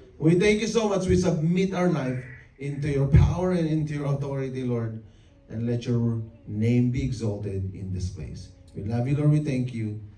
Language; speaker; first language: English; non-native, local second language; Filipino